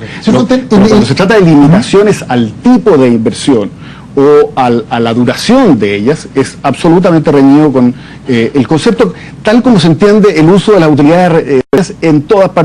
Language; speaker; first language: Spanish; native; Spanish